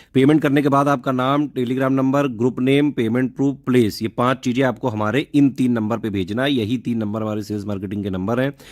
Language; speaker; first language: Hindi; native; Hindi